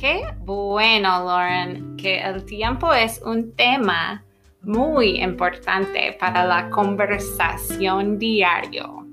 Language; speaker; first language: Spanish; non-native, fluent; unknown